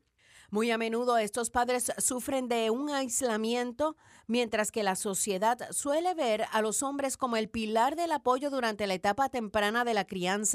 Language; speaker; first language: Spanish; native; Spanish